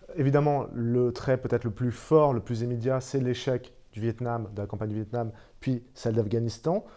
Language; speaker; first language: French; native; French